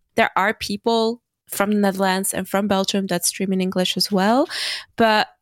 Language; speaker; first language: English; non-native, fluent; Dutch